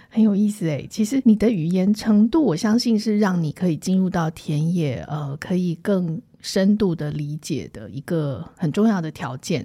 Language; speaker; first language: Chinese; native; Chinese